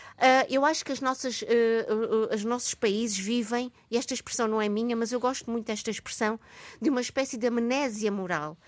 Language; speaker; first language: Portuguese; native; Portuguese